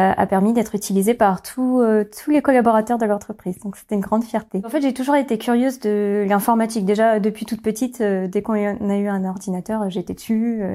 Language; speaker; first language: French; native; French